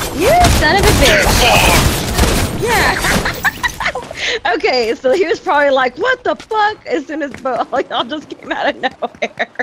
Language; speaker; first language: English; native; English